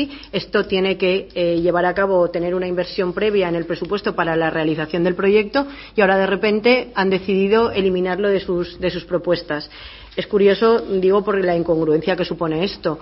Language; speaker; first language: Spanish; native; Spanish